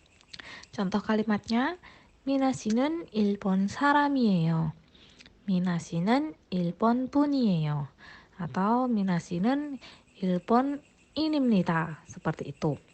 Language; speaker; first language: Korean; non-native, fluent; Indonesian